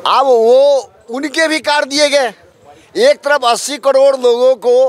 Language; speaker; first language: Hindi; native; Hindi